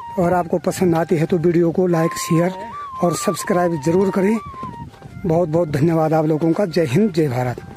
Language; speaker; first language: Hindi; native; Hindi